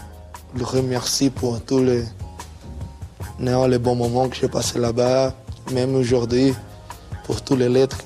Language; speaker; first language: French; non-native, fluent; Portuguese